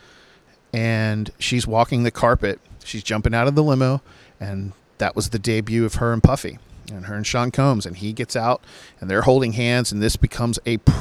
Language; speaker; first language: English; native; English